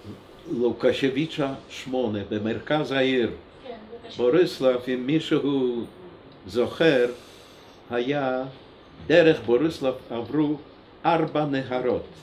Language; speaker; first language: Hebrew; non-native, fluent; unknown